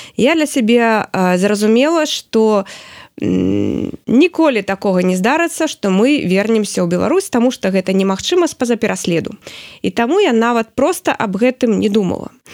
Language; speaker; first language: Belarusian; non-native, local second language; Russian